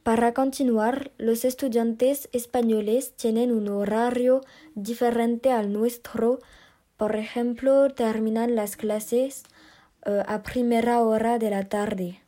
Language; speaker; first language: Spanish; non-native, learner; French